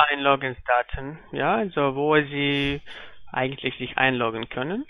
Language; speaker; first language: German; non-native, fluent; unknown